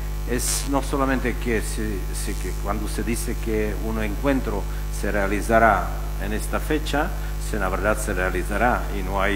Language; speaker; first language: Spanish; non-native, fluent; Czech